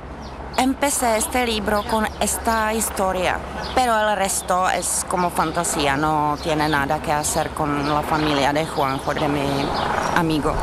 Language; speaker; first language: Spanish; non-native, fluent; Czech